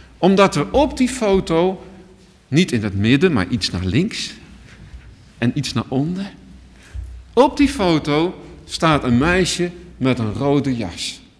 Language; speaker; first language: Dutch; native; Dutch